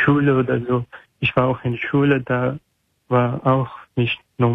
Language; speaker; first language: German; non-native, learner; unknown